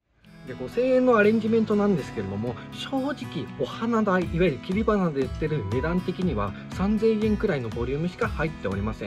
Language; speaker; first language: Japanese; native; Japanese